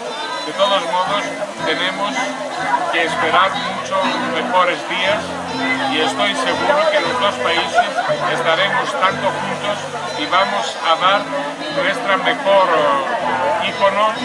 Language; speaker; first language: Spanish; non-native, fluent; Greek